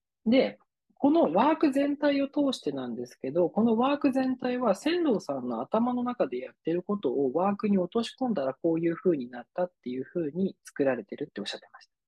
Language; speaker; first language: Japanese; native; Japanese